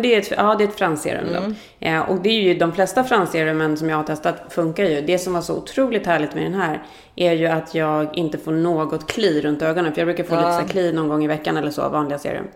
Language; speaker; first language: Swedish; native; Swedish